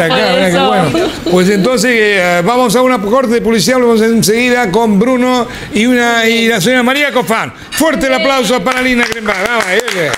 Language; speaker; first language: Spanish; native; Spanish